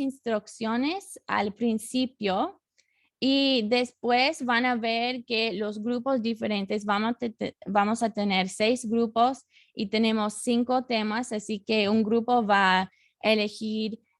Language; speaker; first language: Spanish; non-native, fluent; English